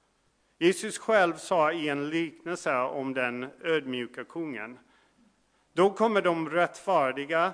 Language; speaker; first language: Swedish; non-native, fluent; English